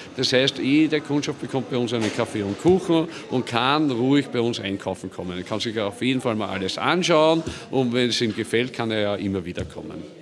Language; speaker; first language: German; native; German